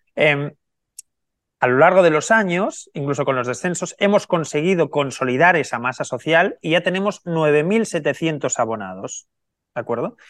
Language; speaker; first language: Spanish; native; Spanish